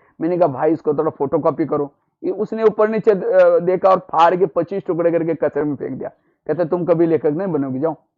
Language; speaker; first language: Hindi; non-native, local second language; Marathi